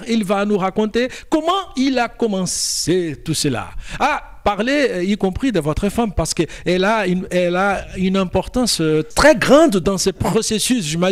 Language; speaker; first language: French; non-native, fluent; Portuguese